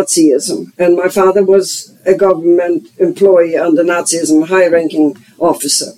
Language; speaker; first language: English; non-native, fluent; German